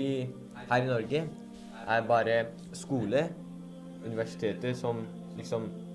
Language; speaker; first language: Norwegian; early bilingual, other home language; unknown